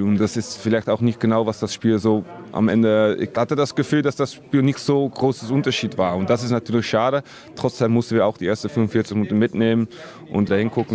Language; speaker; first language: German; non-native, fluent; Dutch